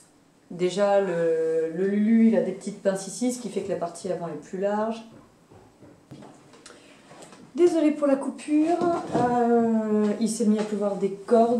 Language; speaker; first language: French; native; French